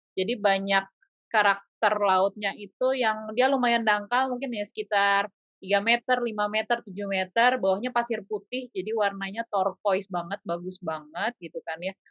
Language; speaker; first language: Indonesian; native; Indonesian